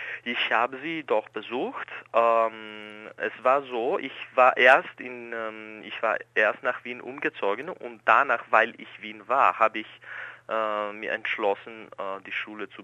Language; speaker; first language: German; non-native, fluent; Greek